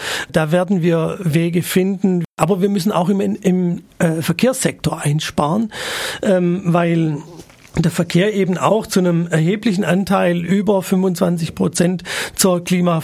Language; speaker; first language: German; native; German